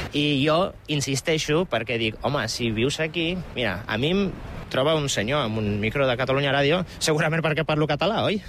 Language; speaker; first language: Catalan; non-native, fluent; Polish